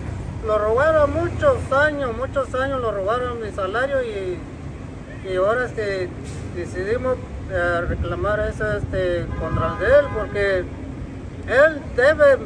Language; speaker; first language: Spanish; non-native, local second language; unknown